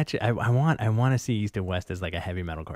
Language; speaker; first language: English; native; English